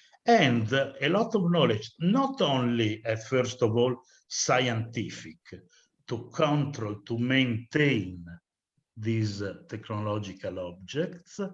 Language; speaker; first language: English; non-native, fluent; Italian